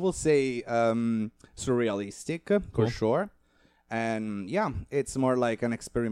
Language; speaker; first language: English; non-native, fluent; Italian